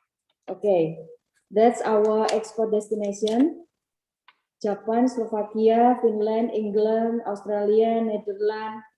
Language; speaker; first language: English; non-native, learner; Indonesian